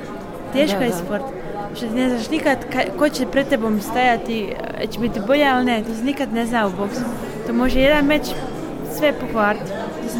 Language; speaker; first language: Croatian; early bilingual, heritage; Bosnian